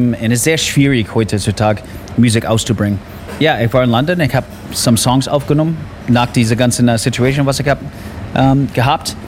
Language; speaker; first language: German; non-native, learner; English